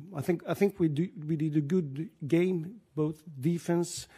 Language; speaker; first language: English; non-native, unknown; Swedish